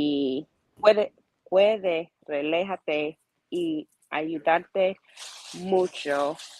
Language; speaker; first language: Spanish; non-native, learner; English